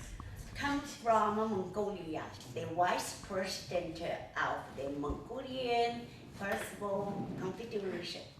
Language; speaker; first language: English; non-native, learner; Chinese